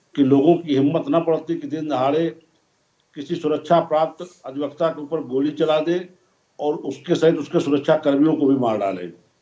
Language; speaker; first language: Hindi; native; Hindi